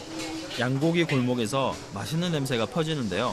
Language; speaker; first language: Korean; native; Korean